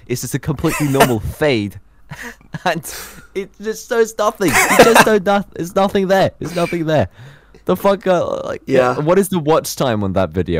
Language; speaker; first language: English; non-native, fluent; Norwegian